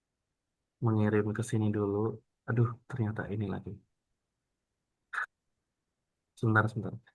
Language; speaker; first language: Indonesian; native; Indonesian